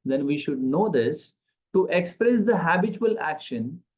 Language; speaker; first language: English; non-native, local second language; Marathi